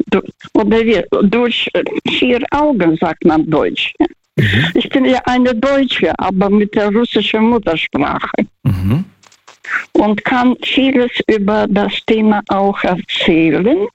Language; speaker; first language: German; early bilingual, heritage; Russian